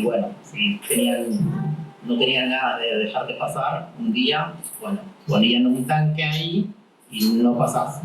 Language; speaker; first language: Spanish; non-native, fluent; Arabic